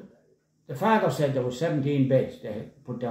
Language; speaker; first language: English; native; English